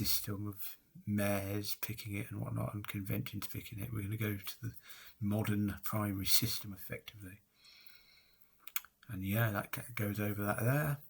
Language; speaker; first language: English; native; English